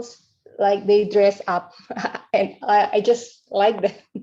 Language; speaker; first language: English; non-native, learner; Indonesian